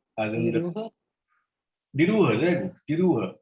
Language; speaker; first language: German; non-native, fluent; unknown